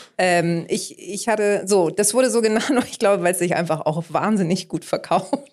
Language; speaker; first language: German; early bilingual, other home language; Greek